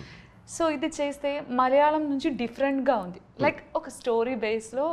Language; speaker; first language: Telugu; non-native, learner; Malayalam